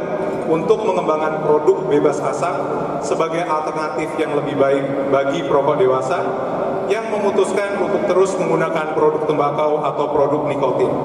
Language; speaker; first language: Indonesian; native; Indonesian